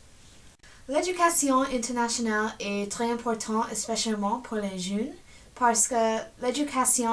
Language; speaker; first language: French; non-native, learner; English